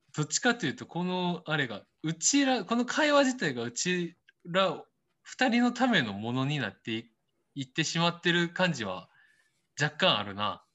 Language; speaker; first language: Japanese; non-native, fluent; Korean